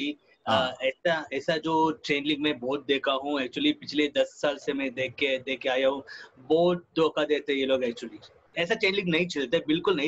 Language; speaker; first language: Hindi; non-native, local second language; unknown